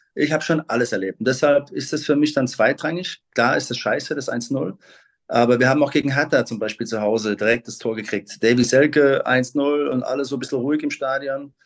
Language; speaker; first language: German; native; German